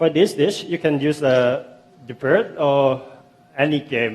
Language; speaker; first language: English; non-native, fluent; Thai